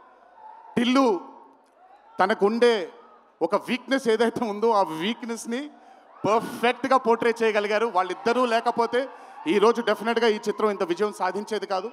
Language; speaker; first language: Telugu; native; Telugu